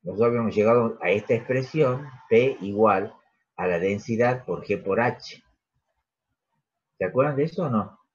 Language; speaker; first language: Spanish; native; Spanish